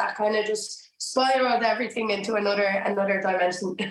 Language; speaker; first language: English; native; English